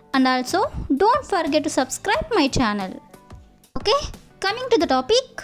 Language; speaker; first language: English; non-native, local second language; Telugu